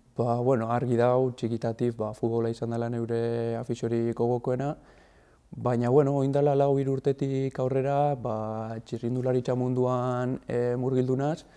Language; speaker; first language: Basque; native; Basque